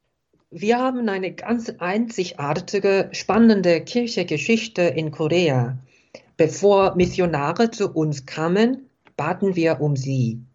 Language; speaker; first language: German; non-native, fluent; Korean